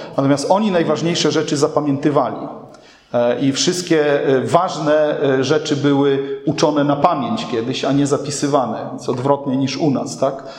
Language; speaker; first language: Polish; native; Polish